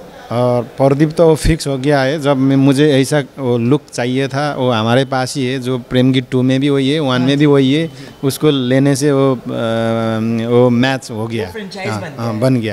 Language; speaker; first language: Hindi; non-native, learner; Nepali